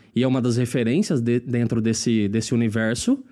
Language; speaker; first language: Portuguese; native; Portuguese